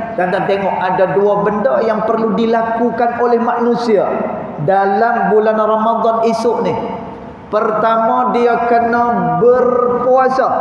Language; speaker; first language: Malay; native; Malay